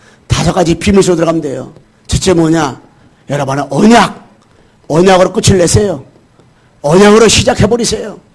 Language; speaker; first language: Korean; native; Korean